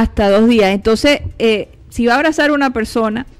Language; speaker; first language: Spanish; native; Spanish